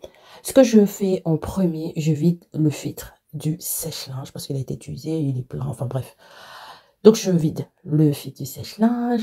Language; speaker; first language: French; native; French